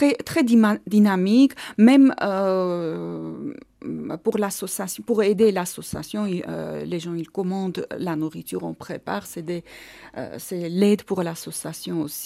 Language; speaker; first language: French; non-native, fluent; Armenian